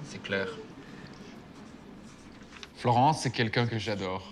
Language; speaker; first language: French; non-native, fluent; Dutch